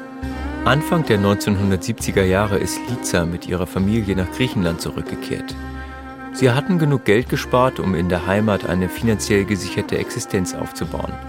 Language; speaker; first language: German; native; German